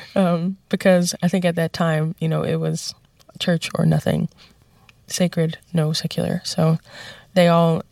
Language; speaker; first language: English; native; English